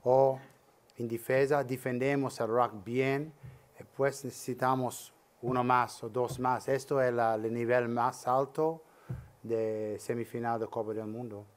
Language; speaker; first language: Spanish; non-native, learner; English